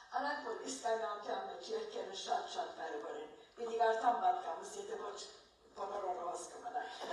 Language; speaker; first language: Armenian; early bilingual, heritage; Armenian